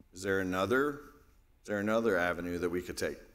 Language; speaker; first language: English; native; English